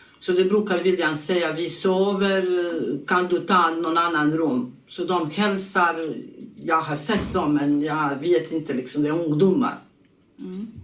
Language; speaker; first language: Swedish; non-native, learner; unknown